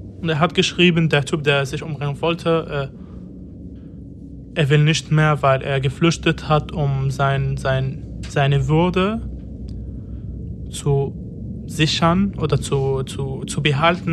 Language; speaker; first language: German; non-native, fluent; Arabic